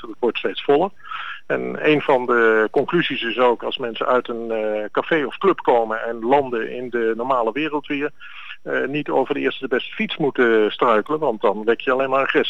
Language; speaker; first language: Dutch; native; Dutch